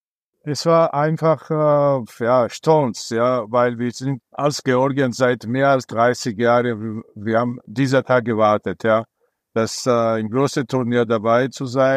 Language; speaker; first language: German; non-native, fluent; Georgian